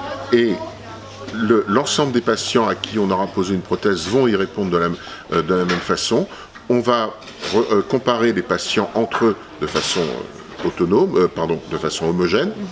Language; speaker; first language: French; native; French